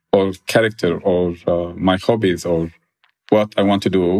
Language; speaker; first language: English; non-native, fluent; Arabic